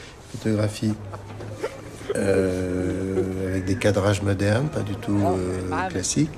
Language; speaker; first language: French; non-native, local second language; Arabic